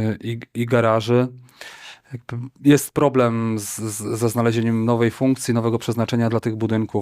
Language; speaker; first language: Polish; native; Polish